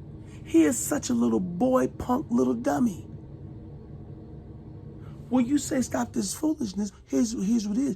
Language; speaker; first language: English; native; English